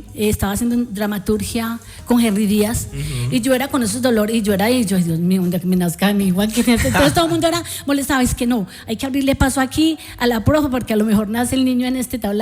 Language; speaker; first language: Spanish; native; Spanish